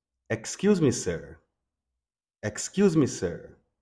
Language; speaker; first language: English; non-native, fluent; Portuguese